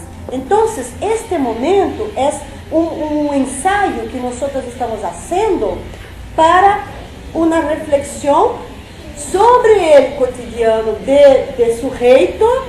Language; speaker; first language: Spanish; non-native, fluent; Portuguese